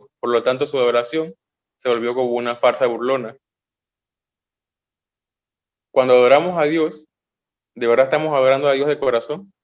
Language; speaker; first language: Spanish; native; Spanish